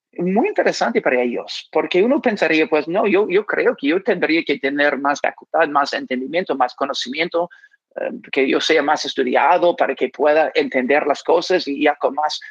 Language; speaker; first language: Spanish; non-native, fluent; English